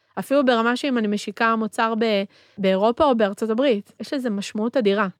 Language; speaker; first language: Hebrew; early bilingual, other home language; Spanish